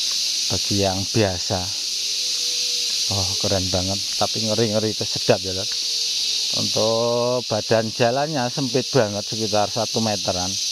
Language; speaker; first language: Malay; non-native, local second language; Javanese